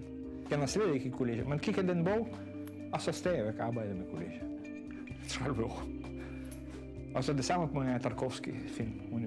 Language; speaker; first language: Danish; non-native, fluent; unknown